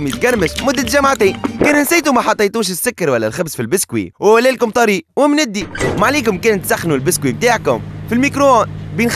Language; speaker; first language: Arabic; native; Arabic